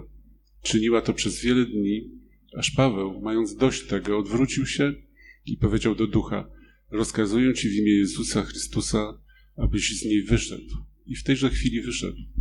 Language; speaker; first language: Polish; native; Polish